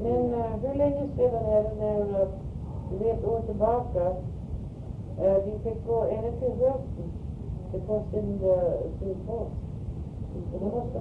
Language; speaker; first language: Swedish; early bilingual, heritage; Swedish